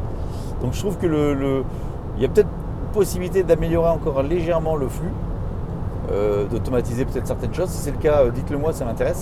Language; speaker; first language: French; native; French